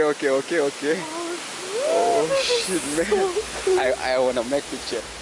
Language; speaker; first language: English; non-native, learner; Indonesian